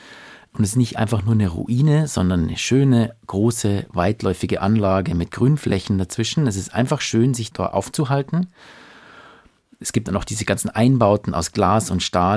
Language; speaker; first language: German; native; German